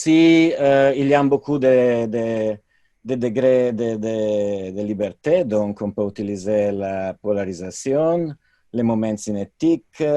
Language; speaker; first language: French; non-native, fluent; Italian